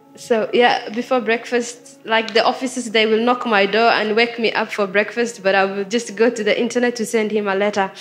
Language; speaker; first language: English; non-native, fluent; Somali